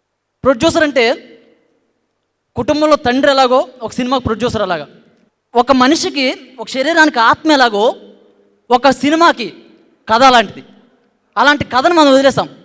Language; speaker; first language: Telugu; native; Telugu